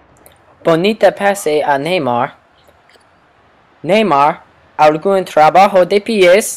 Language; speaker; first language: Spanish; non-native, learner; English